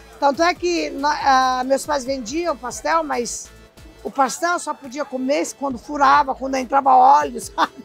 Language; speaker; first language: Portuguese; early bilingual, other home language; Japanese